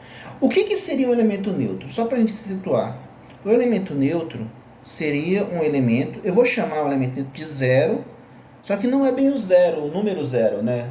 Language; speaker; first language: Portuguese; native; Portuguese